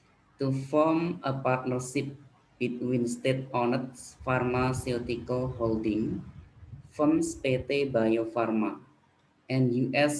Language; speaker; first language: English; non-native, fluent; Indonesian